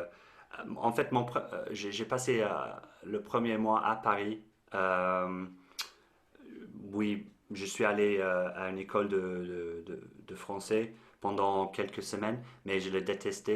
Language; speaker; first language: French; non-native, fluent; English